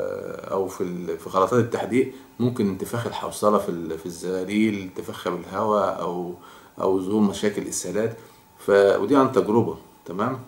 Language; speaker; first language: Arabic; native; Arabic